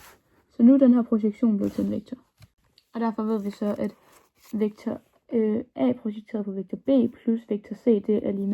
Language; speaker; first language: Danish; native; Danish